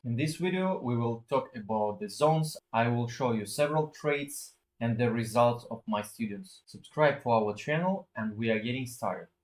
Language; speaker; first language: English; non-native, fluent; Russian